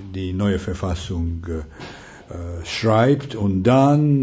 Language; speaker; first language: German; non-native, fluent; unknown